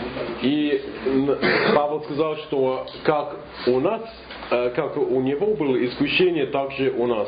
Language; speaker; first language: Russian; non-native, fluent; English